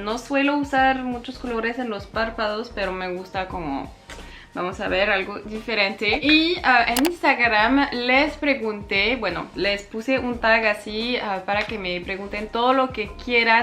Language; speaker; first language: Spanish; non-native, fluent; French